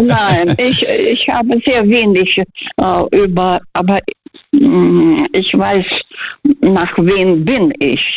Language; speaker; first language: German; non-native, fluent; Russian